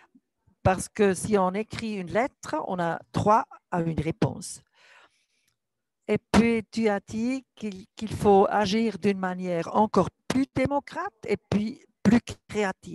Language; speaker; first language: French; non-native, local second language; German